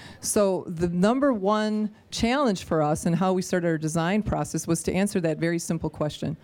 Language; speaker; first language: English; native; English